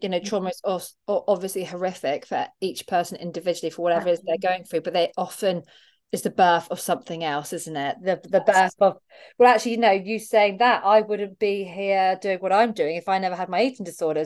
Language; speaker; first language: English; native; English